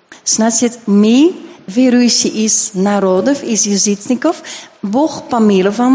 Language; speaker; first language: Russian; non-native, learner; Dutch